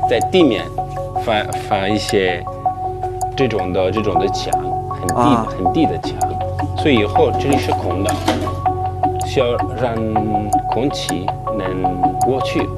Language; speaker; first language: Chinese; non-native, learner; Italian